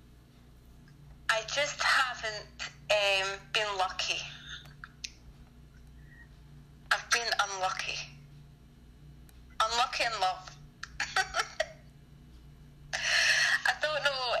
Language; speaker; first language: English; native; English